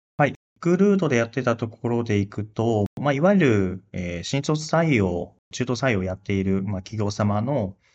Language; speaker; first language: Japanese; native; Japanese